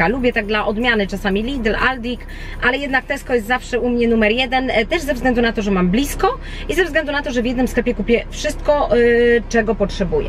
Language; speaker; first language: Polish; native; Polish